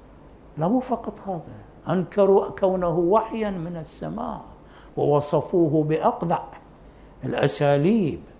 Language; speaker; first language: Arabic; native; Arabic